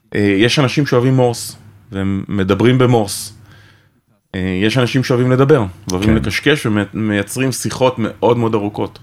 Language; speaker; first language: Hebrew; native; Hebrew